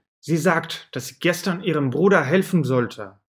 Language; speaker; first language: German; non-native, fluent; Russian